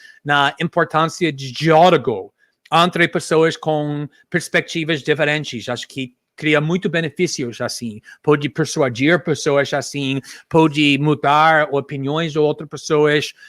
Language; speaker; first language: Portuguese; non-native, fluent; English